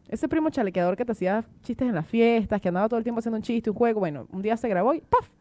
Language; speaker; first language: Spanish; native; Spanish